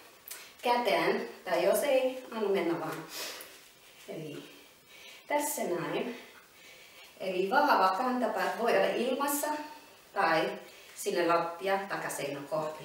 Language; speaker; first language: Finnish; non-native, learner; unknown